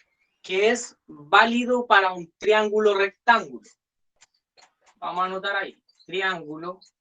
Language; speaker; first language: Spanish; native; Spanish